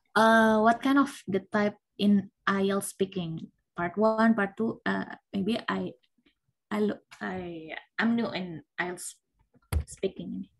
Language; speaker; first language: English; non-native, learner; Indonesian